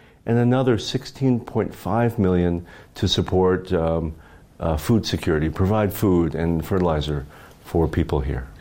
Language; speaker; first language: English; native; English